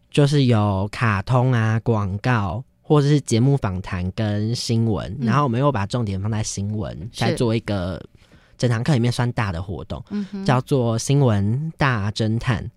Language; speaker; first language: Chinese; native; Chinese